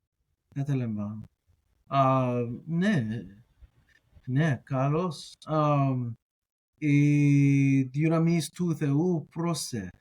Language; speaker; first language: Greek; non-native, fluent; English